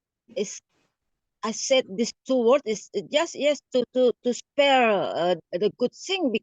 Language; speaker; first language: English; non-native, learner; Indonesian